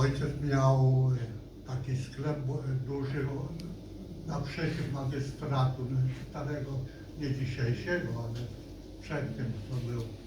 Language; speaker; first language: Polish; non-native, local second language; Yiddish